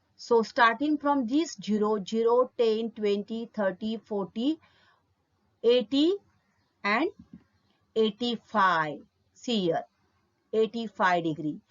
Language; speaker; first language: English; non-native, local second language; Marathi